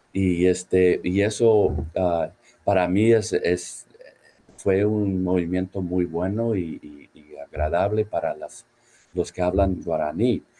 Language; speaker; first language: Spanish; non-native, fluent; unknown